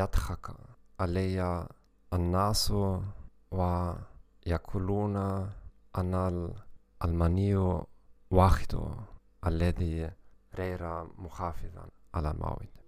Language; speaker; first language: Arabic; non-native, learner; German